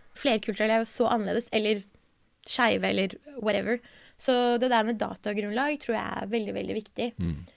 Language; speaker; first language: Norwegian; early bilingual, other home language; Persian